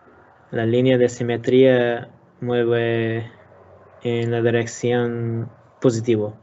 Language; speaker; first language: Spanish; non-native, learner; English